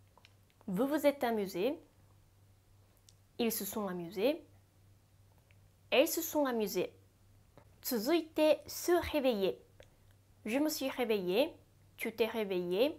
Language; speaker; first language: French; non-native, fluent; Japanese